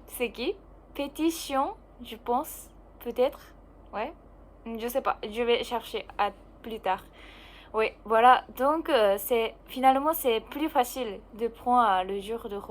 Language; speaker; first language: French; non-native, learner; Japanese